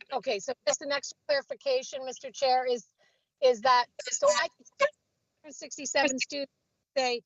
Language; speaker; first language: English; non-native, fluent; Vietnamese